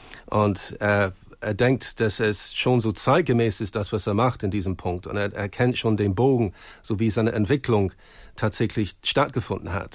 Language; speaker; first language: German; non-native, fluent; English